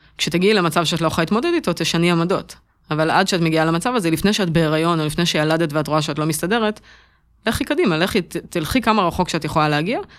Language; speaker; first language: Hebrew; native; Hebrew